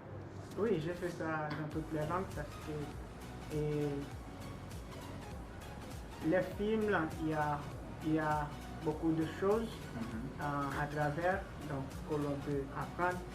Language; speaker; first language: French; non-native, local second language; Haitian Creole